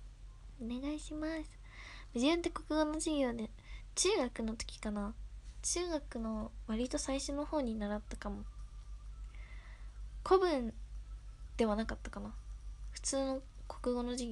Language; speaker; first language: Japanese; native; Japanese